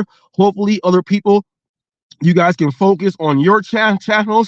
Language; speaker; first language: English; native; English